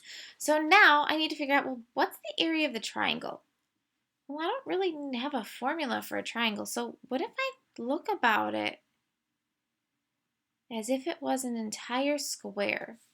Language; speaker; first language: English; native; English